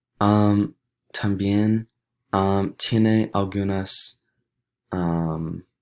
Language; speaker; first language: Spanish; non-native, learner; English